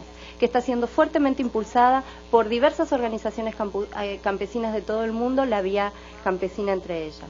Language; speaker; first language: Spanish; native; Spanish